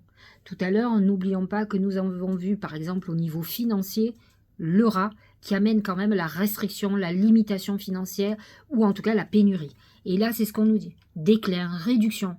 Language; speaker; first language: French; native; French